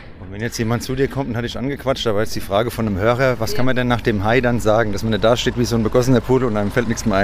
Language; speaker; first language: German; native; German